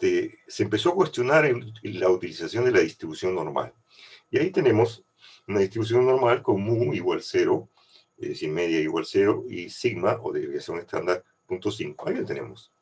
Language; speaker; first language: Spanish; native; Spanish